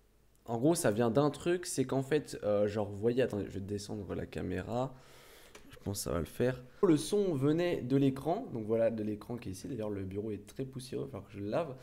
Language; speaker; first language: French; native; French